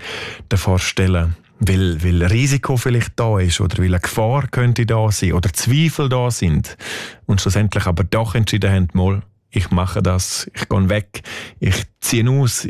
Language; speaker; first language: German; native; German